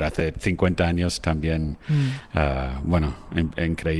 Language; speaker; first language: Spanish; non-native, fluent; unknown